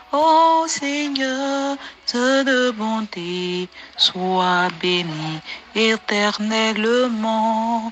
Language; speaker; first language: French; native; French